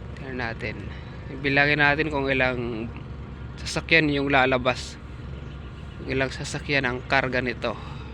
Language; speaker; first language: Filipino; non-native, local second language; Waray